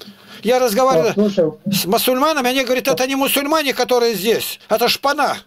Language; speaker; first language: Russian; native; Russian